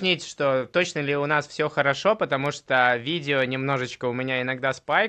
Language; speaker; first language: Russian; native; Russian